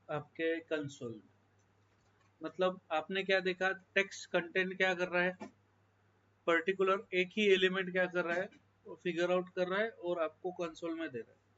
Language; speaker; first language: Hindi; non-native, local second language; Marathi